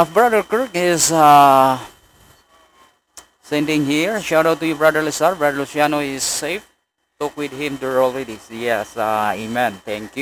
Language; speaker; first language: English; non-native, local second language; Cebuano